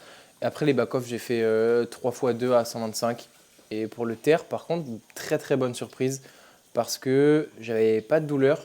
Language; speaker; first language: French; native; French